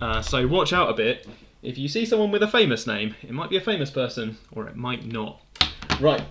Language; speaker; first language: English; native; English